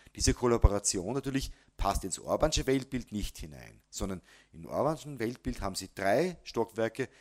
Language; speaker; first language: German; native; German